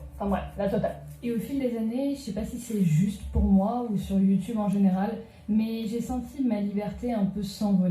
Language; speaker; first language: French; native; French